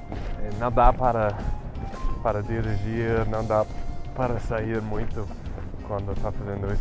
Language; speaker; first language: Portuguese; non-native, fluent; English